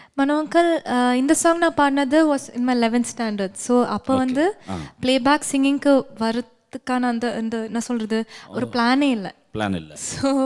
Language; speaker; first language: Tamil; non-native, local second language; Malayalam